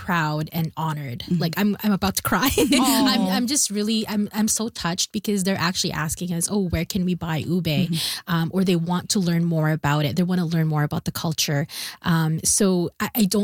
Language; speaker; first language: English; non-native, local second language; Bikol